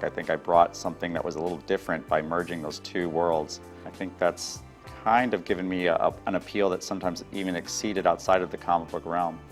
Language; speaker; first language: English; native; English